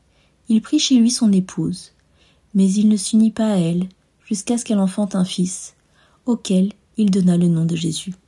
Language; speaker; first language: French; native; French